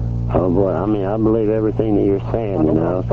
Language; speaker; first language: English; native; English